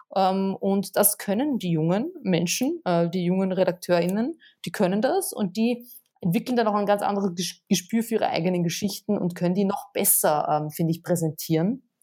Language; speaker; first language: German; native; German